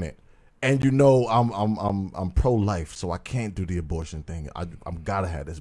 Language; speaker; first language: English; native; English